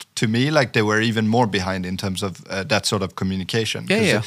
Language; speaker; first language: English; non-native, fluent; French